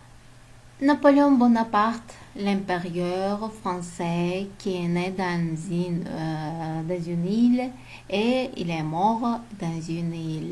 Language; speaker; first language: French; non-native, learner; Uzbek